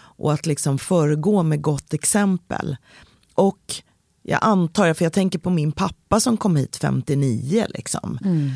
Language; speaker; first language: Swedish; native; Swedish